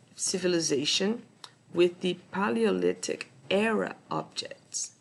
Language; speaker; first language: English; non-native, fluent; Portuguese